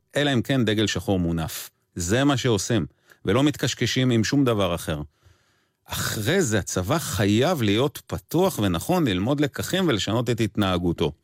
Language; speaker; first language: Hebrew; native; Hebrew